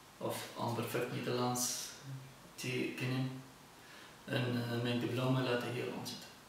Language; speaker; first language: Dutch; non-native, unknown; Arabic